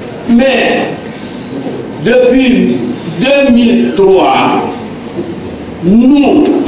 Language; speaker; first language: French; non-native, local second language; Wolof